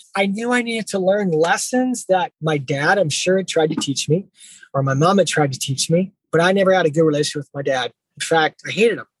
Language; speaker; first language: English; native; English